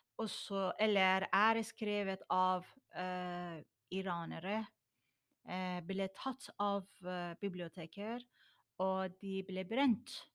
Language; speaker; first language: Norwegian; non-native, learner; Persian